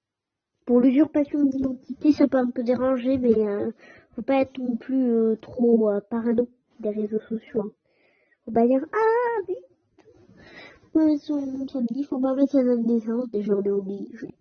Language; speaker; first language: French; native; French